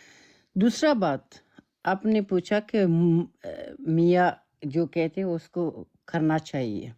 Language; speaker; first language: Hindi; non-native, learner; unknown